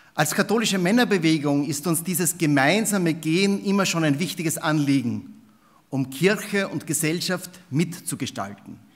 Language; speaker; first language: German; native; German